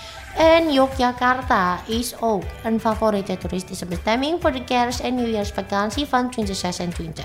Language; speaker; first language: Dutch; non-native, fluent; Indonesian